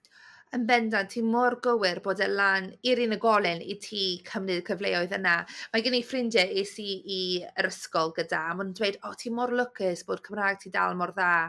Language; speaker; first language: Welsh; native; Welsh